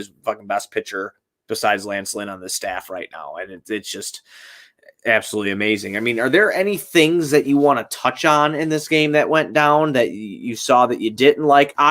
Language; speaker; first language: English; native; English